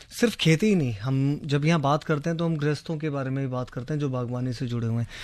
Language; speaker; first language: Hindi; native; Hindi